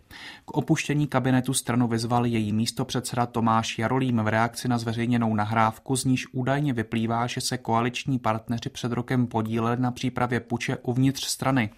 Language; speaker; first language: Czech; native; Czech